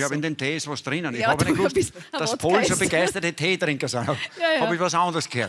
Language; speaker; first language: German; native; German